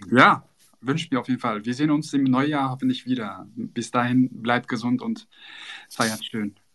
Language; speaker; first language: German; native; German